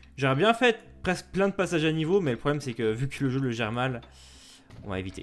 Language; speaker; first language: French; native; French